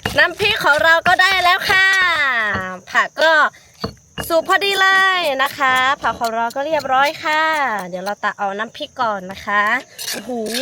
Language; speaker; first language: Thai; non-native, local second language; Lahu